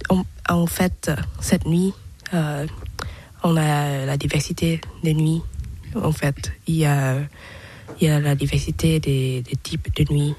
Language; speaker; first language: French; non-native, learner; Thai